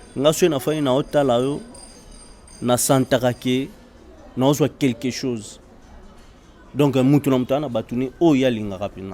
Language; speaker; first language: Lingala; non-native, local second language; Kongo